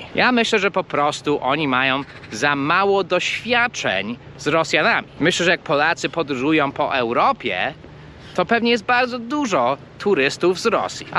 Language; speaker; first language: Polish; early bilingual, heritage; Polish